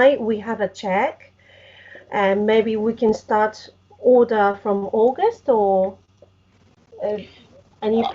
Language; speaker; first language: English; non-native, fluent; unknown